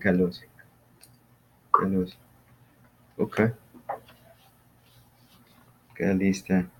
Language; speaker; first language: Greek; non-native, learner; English